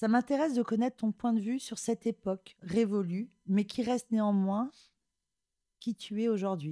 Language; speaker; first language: French; native; French